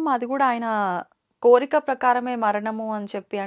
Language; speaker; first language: Telugu; native; Telugu